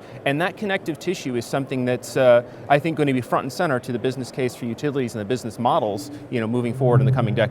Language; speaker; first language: English; native; English